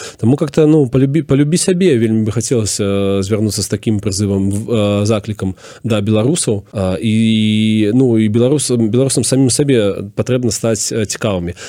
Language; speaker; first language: Belarusian; non-native, local second language; Russian